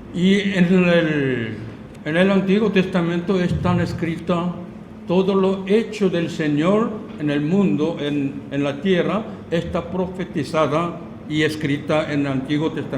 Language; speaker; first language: Spanish; non-native, fluent; Korean